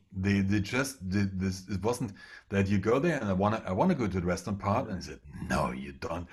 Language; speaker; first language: English; non-native, fluent; German